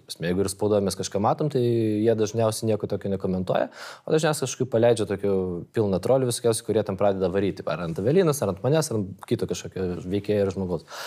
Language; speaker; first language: Lithuanian; non-native, local second language; Polish